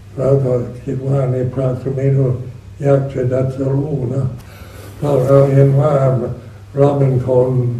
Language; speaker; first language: Thai; non-native, fluent; English